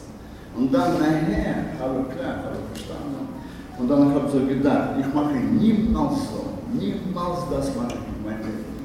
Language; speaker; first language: German; non-native, learner; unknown